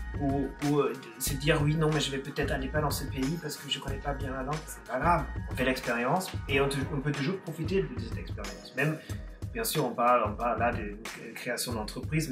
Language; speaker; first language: French; non-native, fluent; German